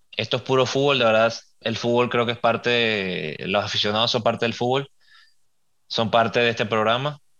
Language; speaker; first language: Spanish; native; Spanish